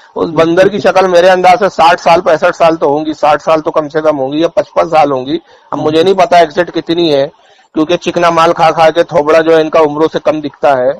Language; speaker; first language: Urdu; native; Urdu